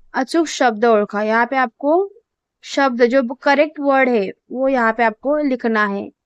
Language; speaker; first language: Hindi; non-native, local second language; Marathi